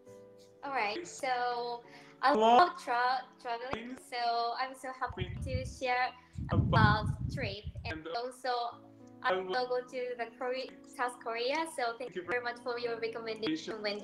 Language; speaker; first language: English; non-native, learner; Japanese